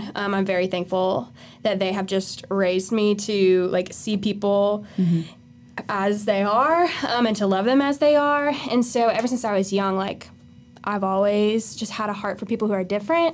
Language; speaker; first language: English; native; English